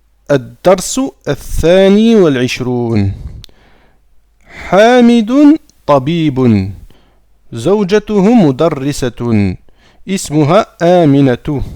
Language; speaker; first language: Arabic; non-native, fluent; French